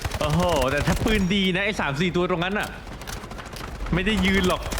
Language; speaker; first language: Thai; native; Thai